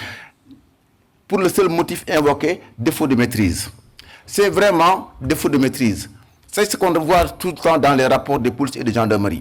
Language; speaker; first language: French; non-native, local second language; Wolof